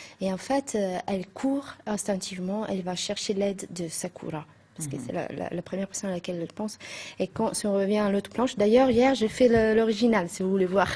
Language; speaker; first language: French; non-native, fluent; Italian